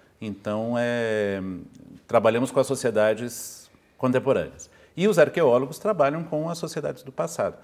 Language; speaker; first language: Portuguese; native; Portuguese